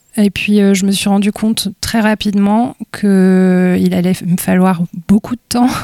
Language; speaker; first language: French; native; French